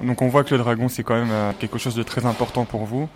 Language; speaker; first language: French; native; French